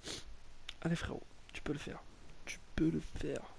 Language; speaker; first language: French; native; French